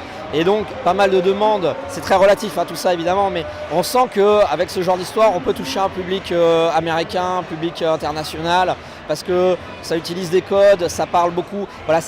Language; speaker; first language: French; native; French